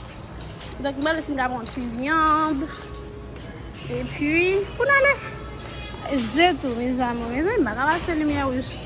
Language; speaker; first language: French; non-native, learner; Haitian Creole